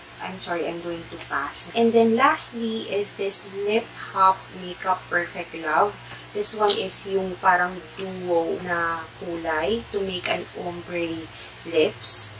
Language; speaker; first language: English; non-native, local second language; Filipino